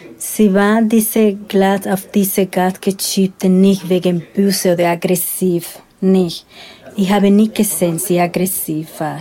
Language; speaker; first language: German; non-native, learner; Spanish